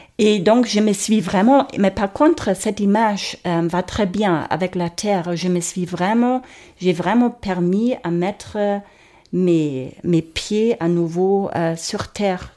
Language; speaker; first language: French; non-native, fluent; German